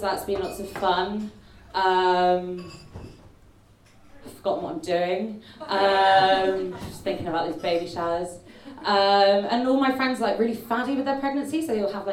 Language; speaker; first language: English; native; English